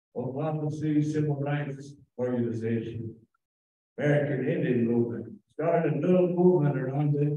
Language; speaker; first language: English; native; English